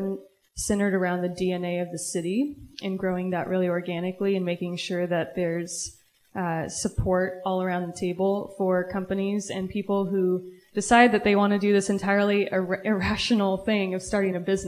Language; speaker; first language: English; native; English